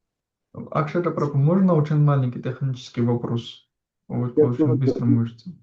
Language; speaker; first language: Russian; non-native, fluent; Georgian